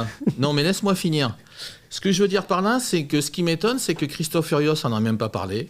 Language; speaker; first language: French; native; French